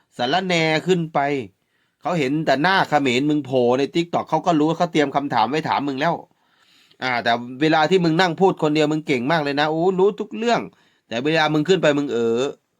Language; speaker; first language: Thai; native; Thai